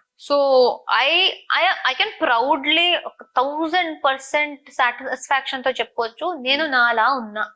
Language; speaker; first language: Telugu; non-native, fluent; Tamil